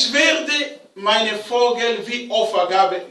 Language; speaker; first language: German; non-native, learner; Romanian